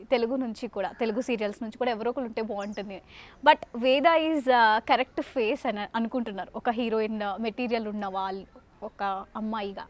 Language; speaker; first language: Telugu; native; Telugu